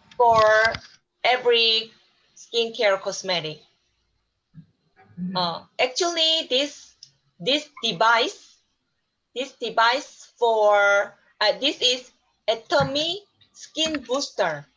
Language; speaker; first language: English; non-native, learner; Korean